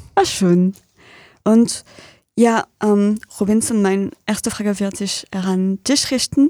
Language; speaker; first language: German; native; German